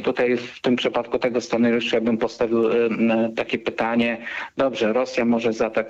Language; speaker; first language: Polish; native; Polish